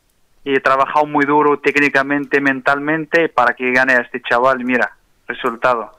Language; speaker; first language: Spanish; non-native, fluent; Arabic